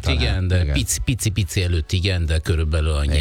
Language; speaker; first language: Hungarian; non-native, fluent; Italian